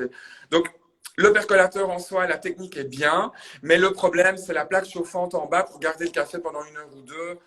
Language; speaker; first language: French; native; French